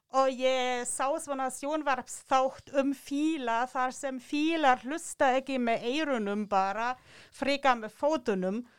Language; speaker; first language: Icelandic; non-native, fluent; German